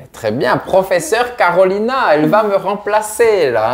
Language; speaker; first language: French; native; French